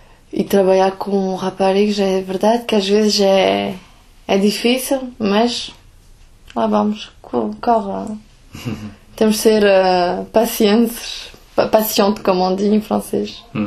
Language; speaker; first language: Portuguese; early bilingual, heritage; Portuguese